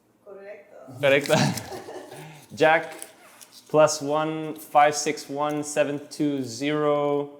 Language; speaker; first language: Spanish; non-native, fluent; English